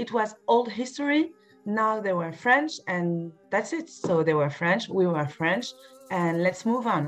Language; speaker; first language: English; non-native, fluent; French